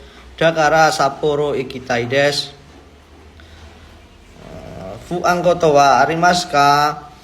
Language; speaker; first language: Japanese; non-native, learner; Indonesian